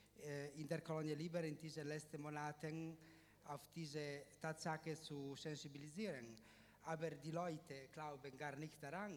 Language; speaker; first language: German; non-native, fluent; Italian